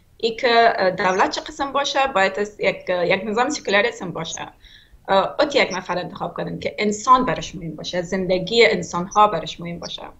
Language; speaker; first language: Persian; native; Persian